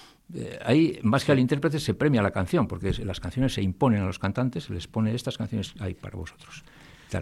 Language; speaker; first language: Spanish; native; Spanish